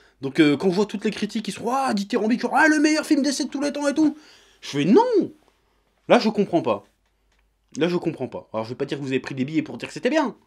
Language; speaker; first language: French; native; French